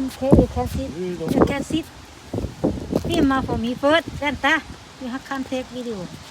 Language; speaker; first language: Thai; native; Thai